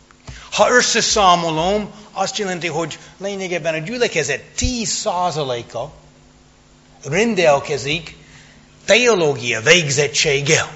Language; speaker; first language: Hungarian; non-native, fluent; English